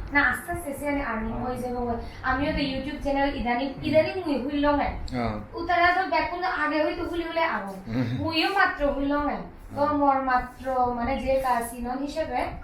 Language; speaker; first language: Hindi; non-native, local second language; Chakma